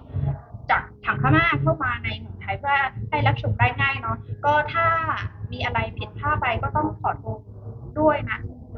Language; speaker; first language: Thai; non-native, fluent; Burmese